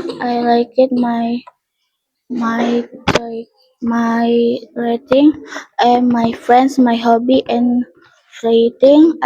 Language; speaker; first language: English; non-native, learner; Indonesian